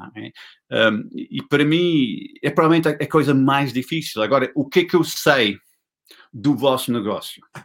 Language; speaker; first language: Portuguese; non-native, fluent; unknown